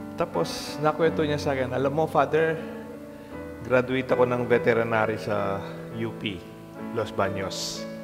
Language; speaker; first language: Filipino; non-native, local second language; Pampanga